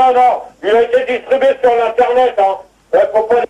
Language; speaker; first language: French; native; French